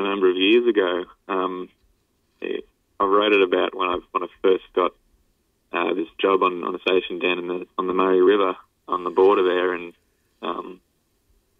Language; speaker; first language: English; native; English